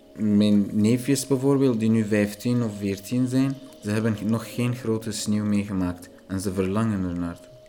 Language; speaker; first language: Dutch; non-native, fluent; Persian